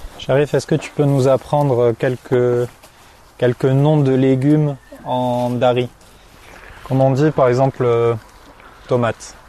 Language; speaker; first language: French; native; French